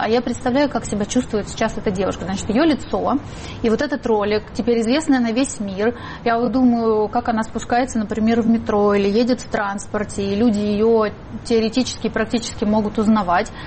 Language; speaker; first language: Russian; native; Russian